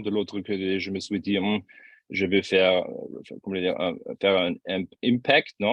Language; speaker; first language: French; non-native, fluent; German